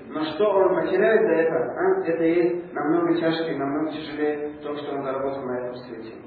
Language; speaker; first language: Russian; non-native, local second language; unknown